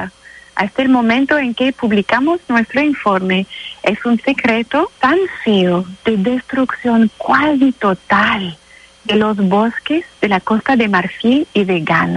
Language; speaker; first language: Spanish; non-native, fluent; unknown